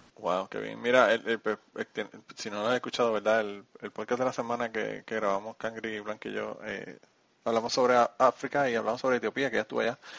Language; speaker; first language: Spanish; native; Spanish